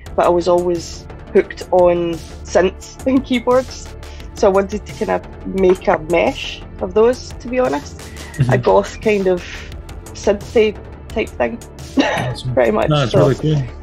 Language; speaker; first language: English; native; English